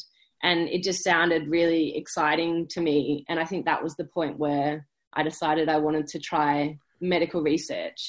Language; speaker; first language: English; native; English